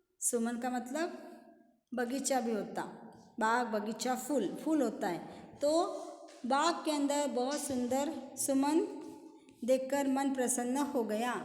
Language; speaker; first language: Hindi; non-native, local second language; Marathi